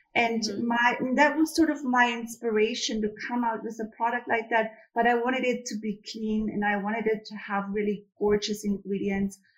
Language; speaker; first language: English; non-native, fluent; German